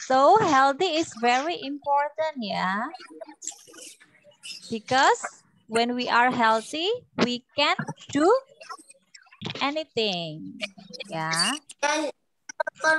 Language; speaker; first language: English; non-native, fluent; Indonesian